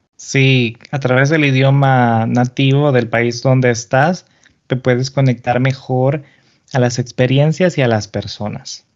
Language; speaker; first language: Spanish; native; Spanish